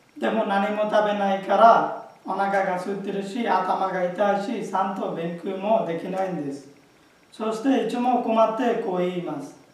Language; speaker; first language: Japanese; non-native, learner; Bangla